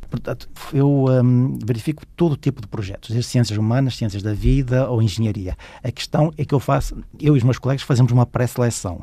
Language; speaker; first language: Portuguese; native; Portuguese